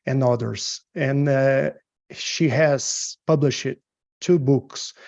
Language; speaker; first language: English; non-native, fluent; Portuguese